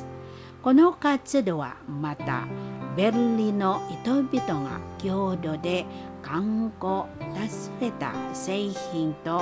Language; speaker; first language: Japanese; non-native, fluent; Indonesian